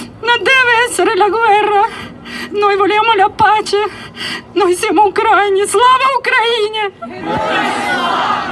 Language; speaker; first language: Italian; non-native, learner; Ukrainian